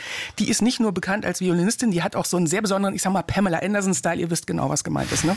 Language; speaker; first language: German; native; German